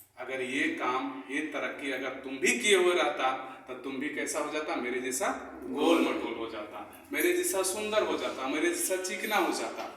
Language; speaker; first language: Hindi; native; Hindi